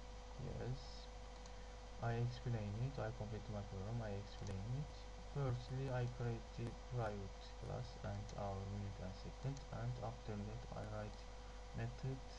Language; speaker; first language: English; non-native, learner; Turkish